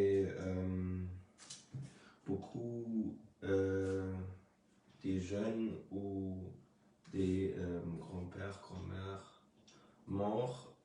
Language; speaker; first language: French; early bilingual, other home language; Lingala